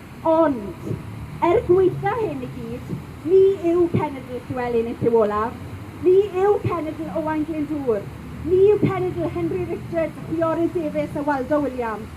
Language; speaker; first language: Welsh; native; Welsh